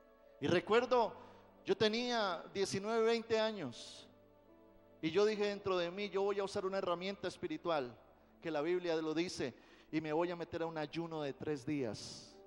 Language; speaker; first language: Spanish; native; Spanish